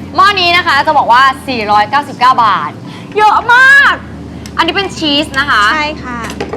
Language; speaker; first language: Thai; native; Thai